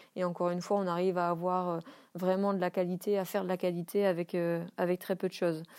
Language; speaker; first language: French; native; French